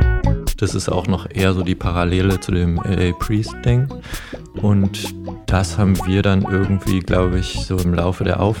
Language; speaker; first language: German; native; German